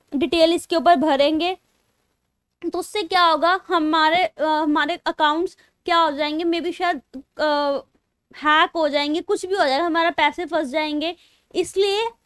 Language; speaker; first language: Hindi; non-native, local second language; Punjabi